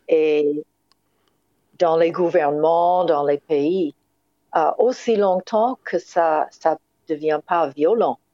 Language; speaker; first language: French; non-native, fluent; English